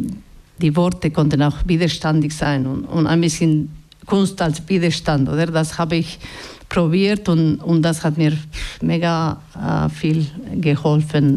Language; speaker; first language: German; non-native, fluent; Basque